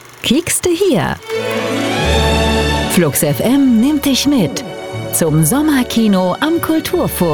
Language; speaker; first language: German; native; German